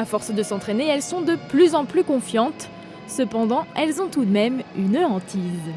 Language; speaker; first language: French; native; French